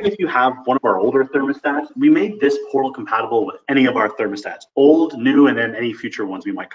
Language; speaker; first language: English; native; English